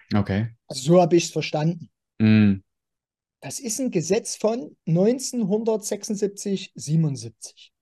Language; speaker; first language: German; native; German